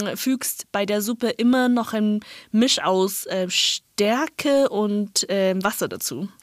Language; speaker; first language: German; non-native, fluent; Chinese